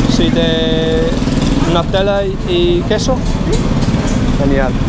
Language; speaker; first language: Spanish; non-native, fluent; English